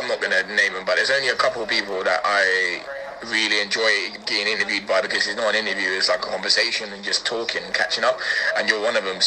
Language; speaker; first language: English; native; English